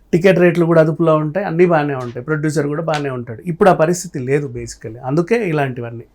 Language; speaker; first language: Telugu; native; Telugu